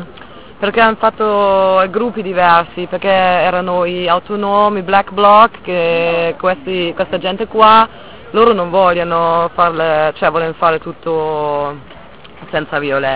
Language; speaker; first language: Italian; non-native, fluent; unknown